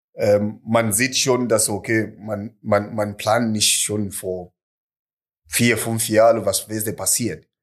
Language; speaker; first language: German; non-native, fluent; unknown